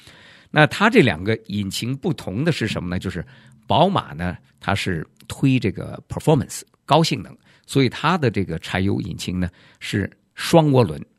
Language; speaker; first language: Chinese; native; Chinese